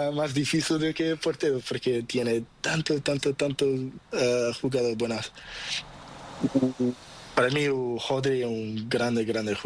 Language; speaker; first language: Spanish; non-native, learner; Portuguese